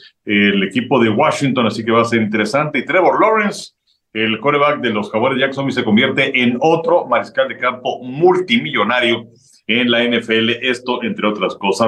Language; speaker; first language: Spanish; native; Spanish